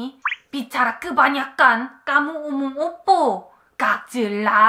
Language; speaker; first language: Indonesian; non-native, learner; Korean